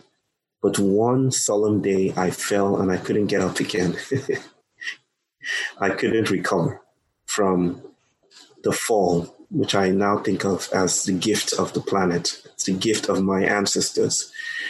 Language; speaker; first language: English; non-native, local second language; Yoruba